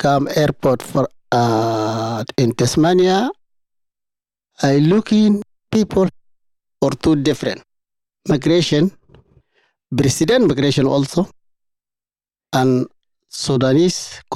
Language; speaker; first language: English; non-native, learner; Arabic